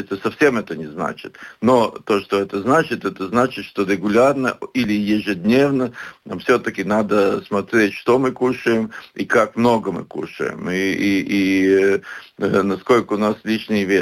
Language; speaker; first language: Russian; non-native, local second language; Latvian